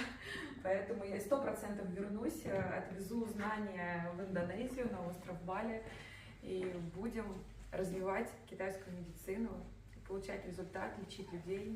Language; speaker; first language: Russian; native; Russian